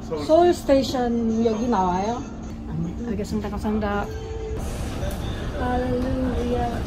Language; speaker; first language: Korean; non-native, learner; Filipino